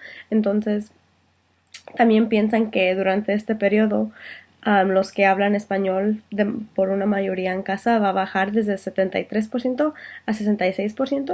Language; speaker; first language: Spanish; early bilingual, heritage; Spanish